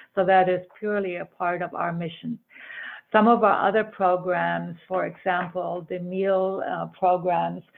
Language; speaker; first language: English; early bilingual, other home language; German